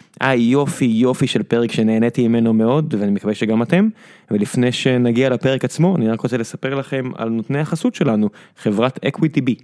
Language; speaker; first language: Hebrew; native; Hebrew